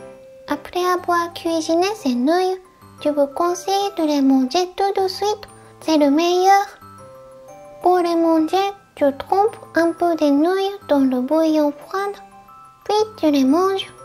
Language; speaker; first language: French; non-native, fluent; Japanese